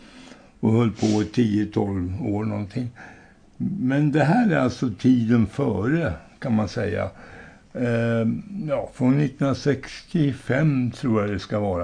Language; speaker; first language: Swedish; native; Swedish